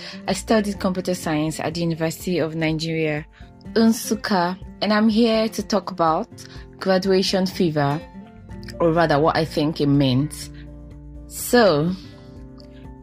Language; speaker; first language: English; non-native, local second language; Igbo